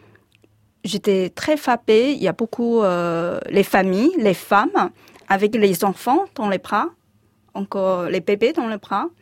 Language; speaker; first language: French; non-native, fluent; Chinese